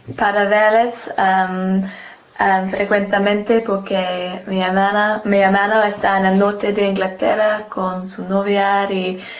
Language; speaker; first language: Spanish; non-native, learner; English